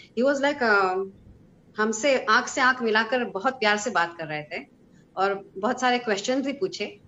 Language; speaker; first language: Hindi; non-native, fluent; Hebrew